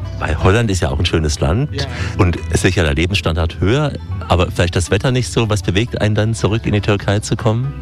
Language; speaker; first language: German; native; German